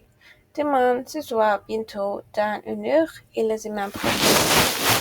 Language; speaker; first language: French; non-native, fluent; Spanish